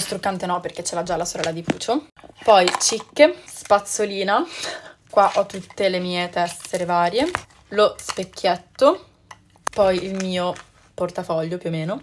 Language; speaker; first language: Italian; native; Italian